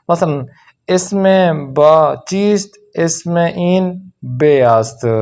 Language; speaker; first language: Persian; non-native, fluent; Urdu